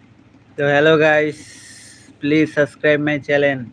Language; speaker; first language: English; non-native, learner; Bangla